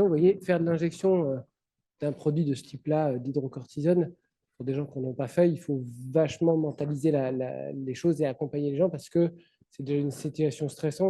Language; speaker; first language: French; native; French